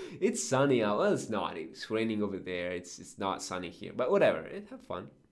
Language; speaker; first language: English; non-native, fluent; Italian